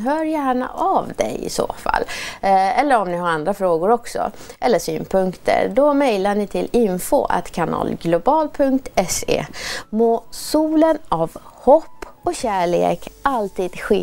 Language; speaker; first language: Swedish; native; Swedish